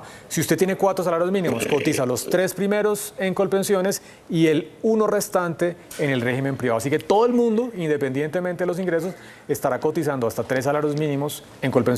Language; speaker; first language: Spanish; native; Spanish